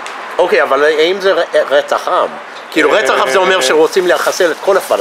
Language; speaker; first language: Hebrew; non-native, fluent; English